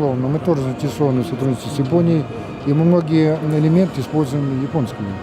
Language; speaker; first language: Russian; native; Russian